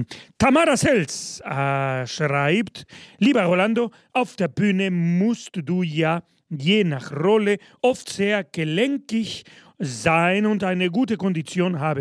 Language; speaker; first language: German; non-native, fluent; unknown